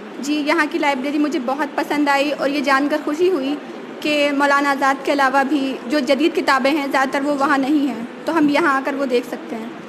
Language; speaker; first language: Urdu; native; Urdu